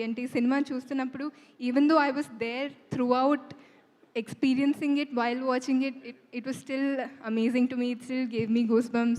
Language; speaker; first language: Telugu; non-native, fluent; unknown